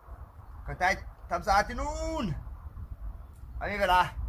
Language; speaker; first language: Thai; non-native, learner; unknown